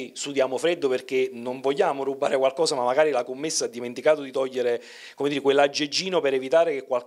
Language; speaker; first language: Italian; native; Italian